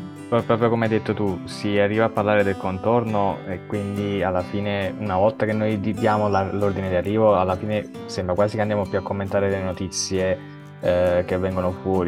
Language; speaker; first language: Italian; native; Italian